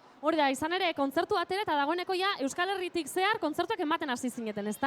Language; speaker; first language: Basque; native; Basque